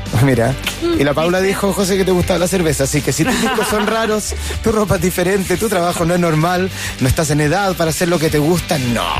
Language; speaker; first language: Spanish; native; Spanish